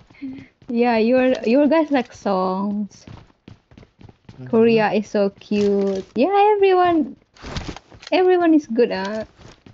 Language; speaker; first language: English; non-native, learner; Indonesian